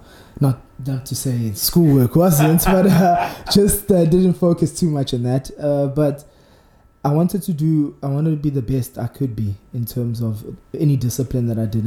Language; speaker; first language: English; non-native, local second language; Zulu